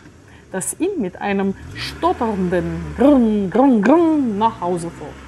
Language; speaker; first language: German; native; German